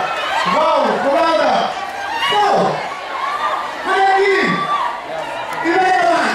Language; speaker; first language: Dutch; non-native, local second language; Sranan Tongo